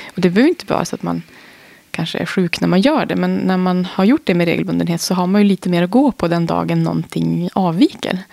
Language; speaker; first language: Swedish; native; Swedish